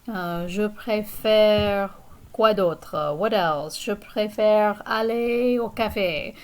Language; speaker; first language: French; non-native, fluent; English